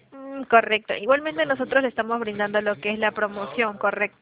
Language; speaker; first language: Spanish; native; Spanish